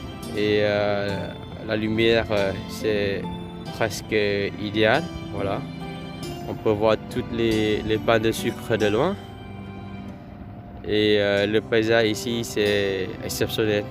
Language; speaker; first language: French; non-native, fluent; Vietnamese